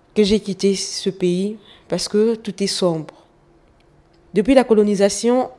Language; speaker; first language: French; non-native, local second language; Lingala